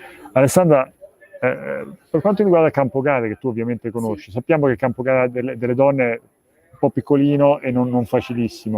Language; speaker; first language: Italian; native; Italian